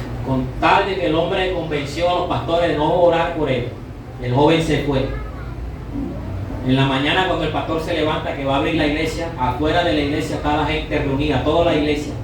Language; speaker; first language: Spanish; native; Spanish